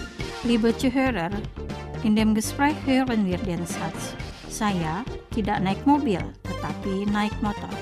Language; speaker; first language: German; non-native, fluent; Indonesian